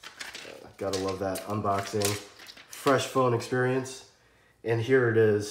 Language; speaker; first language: English; native; English